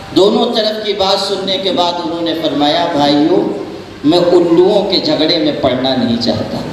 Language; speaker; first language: Urdu; native; Urdu